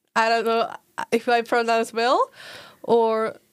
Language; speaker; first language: English; non-native, learner; Japanese